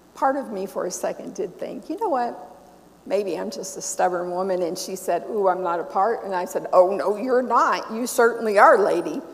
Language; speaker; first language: English; native; English